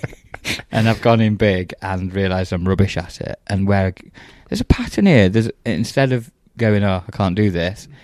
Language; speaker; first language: English; native; English